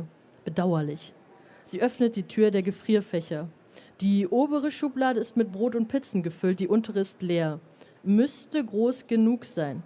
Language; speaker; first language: German; native; German